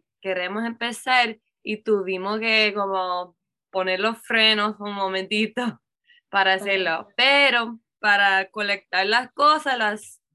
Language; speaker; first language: Spanish; non-native, learner; English